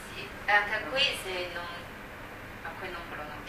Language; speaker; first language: Italian; non-native, learner; Chinese